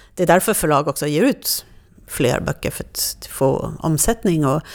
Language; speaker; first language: Swedish; non-native, fluent; French